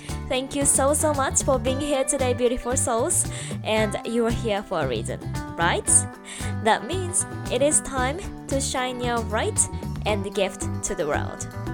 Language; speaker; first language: English; non-native, fluent; Japanese